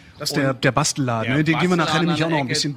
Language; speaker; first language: German; native; German